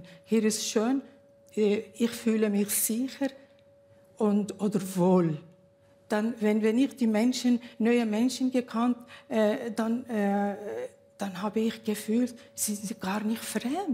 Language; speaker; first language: German; non-native, learner; Kurdish